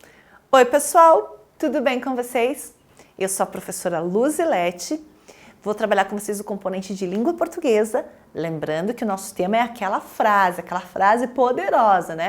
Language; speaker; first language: Portuguese; native; Portuguese